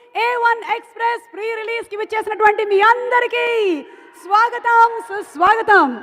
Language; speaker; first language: Telugu; native; Telugu